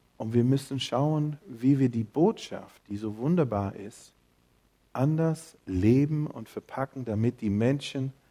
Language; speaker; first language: German; early bilingual, heritage; English